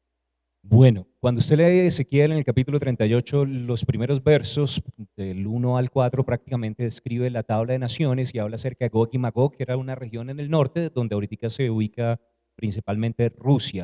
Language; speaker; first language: Spanish; native; Spanish